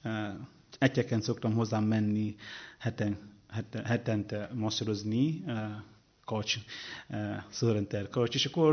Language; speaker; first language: Hungarian; non-native, learner; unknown